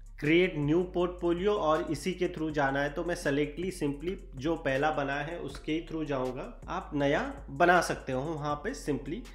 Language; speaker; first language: Hindi; native; Hindi